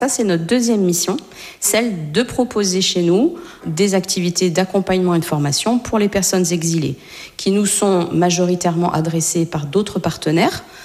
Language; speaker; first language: French; native; French